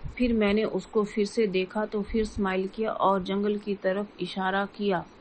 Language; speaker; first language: Hindi; native; Hindi